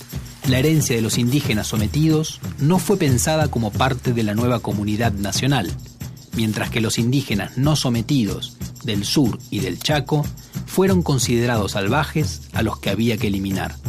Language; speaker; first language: Spanish; native; Spanish